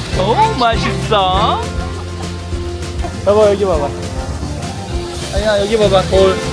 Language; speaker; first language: Korean; native; Korean